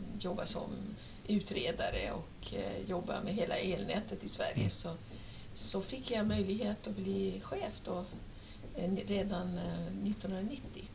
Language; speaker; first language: Swedish; non-native, fluent; Persian